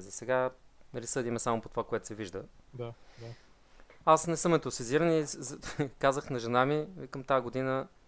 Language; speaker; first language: Bulgarian; native; Bulgarian